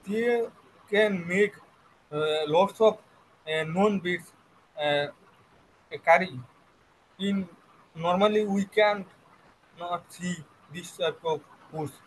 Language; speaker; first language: English; non-native, learner; Bangla